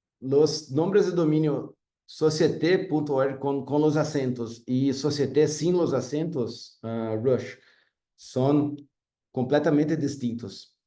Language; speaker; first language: Spanish; non-native, fluent; Portuguese